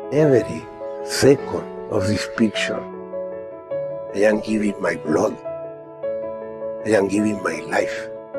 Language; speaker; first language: English; non-native, learner; Spanish